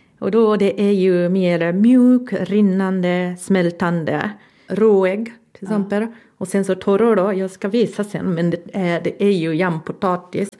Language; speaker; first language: Swedish; non-native, fluent; Japanese